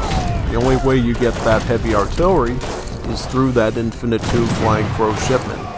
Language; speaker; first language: English; native; English